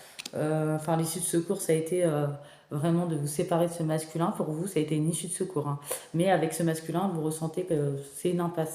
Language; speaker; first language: French; native; French